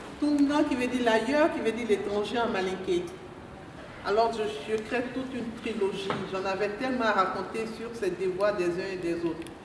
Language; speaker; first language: French; non-native, local second language; Mandingo